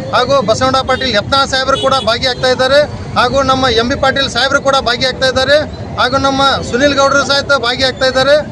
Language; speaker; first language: Kannada; non-native, local second language; Lambadi